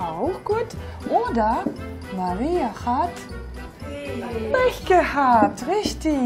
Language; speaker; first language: German; non-native, fluent; Russian